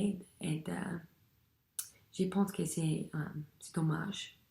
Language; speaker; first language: French; non-native, learner; English